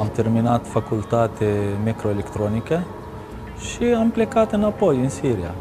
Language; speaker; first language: Romanian; non-native, learner; Arabic